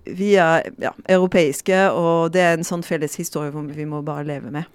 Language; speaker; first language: Norwegian; non-native, fluent; French